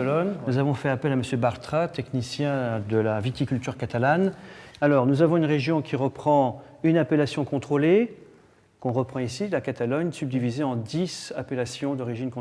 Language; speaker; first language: French; native; French